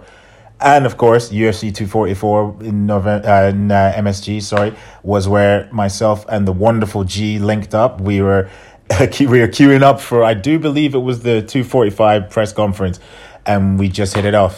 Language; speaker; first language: English; native; English